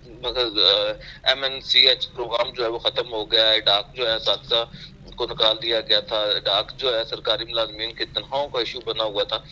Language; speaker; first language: Urdu; non-native, local second language; Punjabi